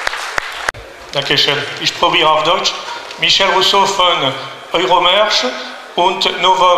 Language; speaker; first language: German; non-native, learner; French